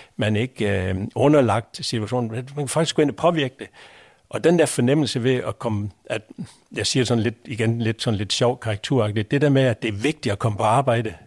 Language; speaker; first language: Danish; native; Danish